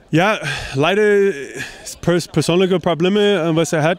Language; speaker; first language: German; non-native, fluent; English